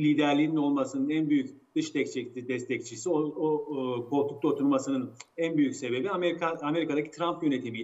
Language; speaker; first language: Turkish; native; Turkish